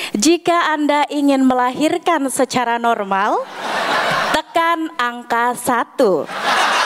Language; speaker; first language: Indonesian; native; Indonesian